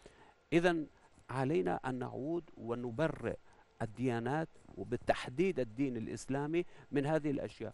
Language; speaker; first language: Arabic; non-native, fluent; Persian